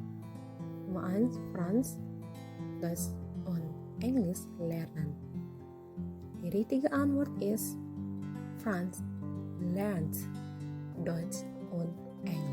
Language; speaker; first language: German; non-native, fluent; Indonesian